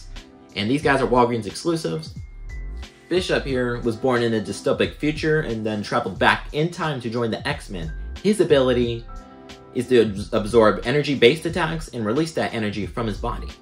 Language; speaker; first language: English; native; English